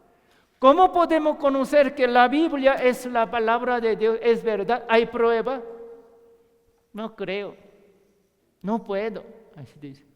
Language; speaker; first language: Spanish; non-native, learner; Korean